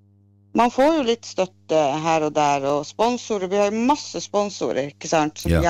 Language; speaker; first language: Norwegian; native; Norwegian